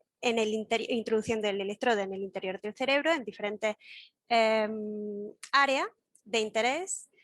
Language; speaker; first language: Spanish; native; Spanish